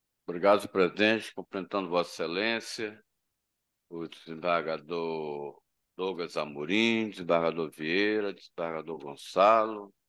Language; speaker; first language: Portuguese; native; Portuguese